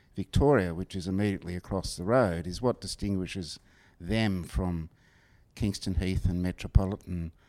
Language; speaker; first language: English; native; English